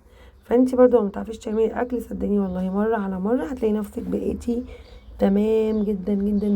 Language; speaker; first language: Arabic; native; Arabic